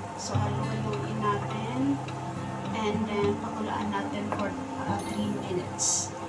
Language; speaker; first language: Filipino; non-native, local second language; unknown